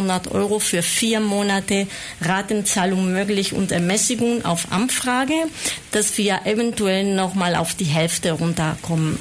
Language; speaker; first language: German; non-native, fluent; Spanish